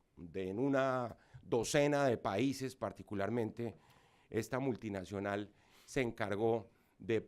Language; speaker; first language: Spanish; native; Spanish